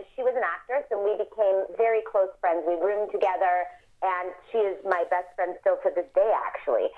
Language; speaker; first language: English; native; English